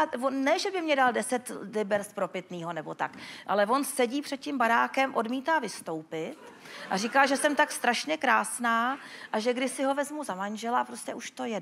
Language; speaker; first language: Czech; native; Czech